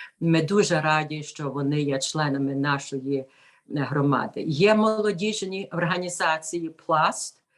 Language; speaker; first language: Ukrainian; early bilingual, heritage; Ukrainian